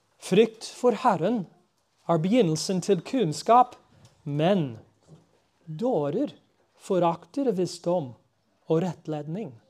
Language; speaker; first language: Norwegian; non-native, fluent; English